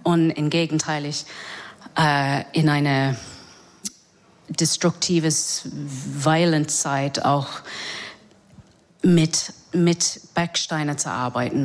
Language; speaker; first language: German; non-native, fluent; English